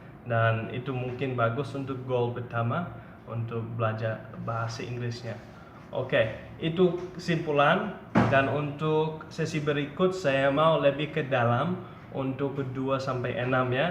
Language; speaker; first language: Indonesian; non-native, fluent; English